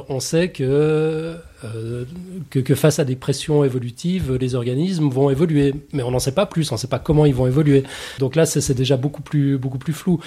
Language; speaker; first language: French; native; French